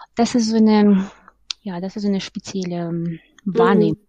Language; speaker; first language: German; non-native, fluent; Ukrainian